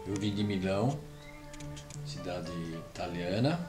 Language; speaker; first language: Portuguese; early bilingual, other home language; Italian